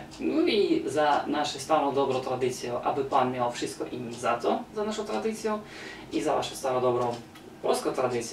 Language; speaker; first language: Polish; non-native, learner; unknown